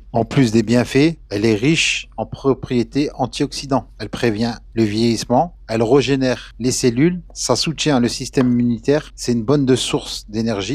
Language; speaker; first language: French; native; French